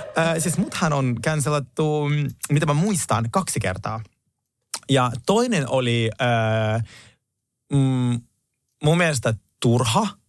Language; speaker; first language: Finnish; non-native, fluent; Russian